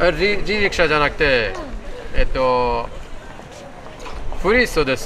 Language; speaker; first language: Japanese; non-native, learner; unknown